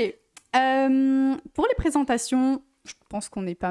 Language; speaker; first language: French; native; French